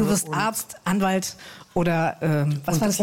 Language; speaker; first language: German; native; German